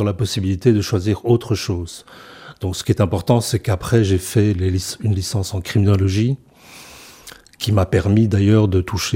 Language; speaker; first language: French; native; French